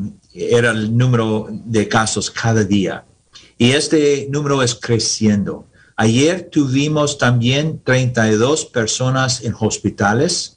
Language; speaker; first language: Spanish; non-native, learner; English